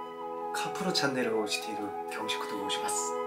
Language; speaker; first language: Japanese; non-native, fluent; Korean